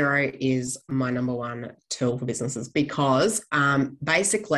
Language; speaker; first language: English; native; English